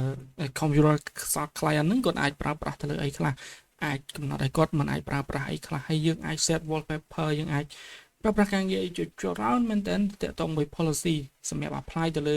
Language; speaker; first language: Khmer; native; Khmer